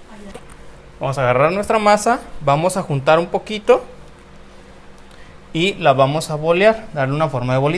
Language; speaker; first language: Spanish; native; Spanish